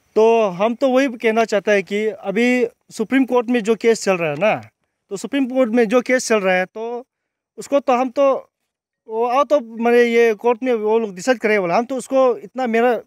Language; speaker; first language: Hindi; non-native, local second language; Nyishi